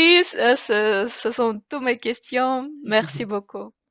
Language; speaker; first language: French; non-native, learner; Russian